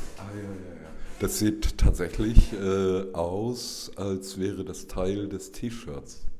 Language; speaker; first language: German; native; German